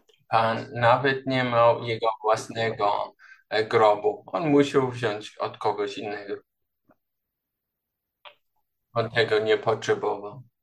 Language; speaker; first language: Polish; non-native, learner; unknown